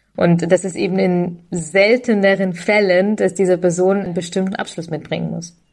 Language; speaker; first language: German; early bilingual, other home language; Russian